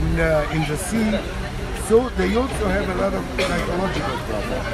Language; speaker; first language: English; non-native, fluent; Italian